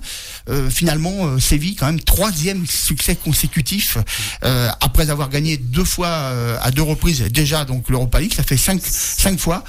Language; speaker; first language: French; native; French